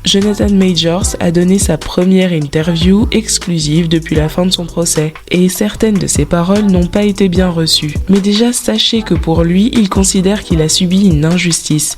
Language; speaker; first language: French; native; French